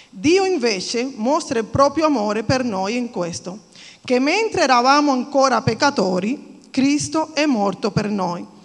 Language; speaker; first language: Italian; non-native, fluent; Spanish